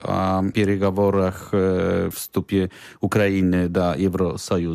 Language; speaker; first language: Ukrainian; non-native, learner; Polish